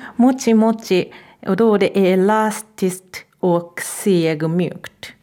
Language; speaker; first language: Swedish; non-native, fluent; Japanese